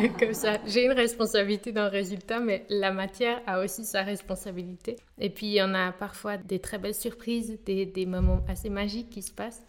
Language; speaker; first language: French; native; French